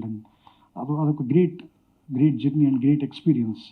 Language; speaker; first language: Telugu; native; Telugu